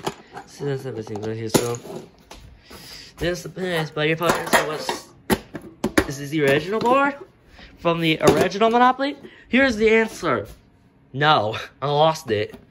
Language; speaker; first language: English; native; English